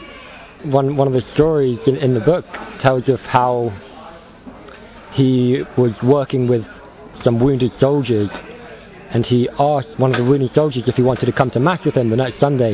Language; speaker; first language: English; native; English